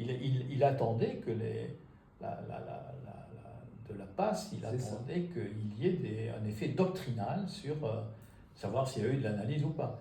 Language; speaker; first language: French; native; French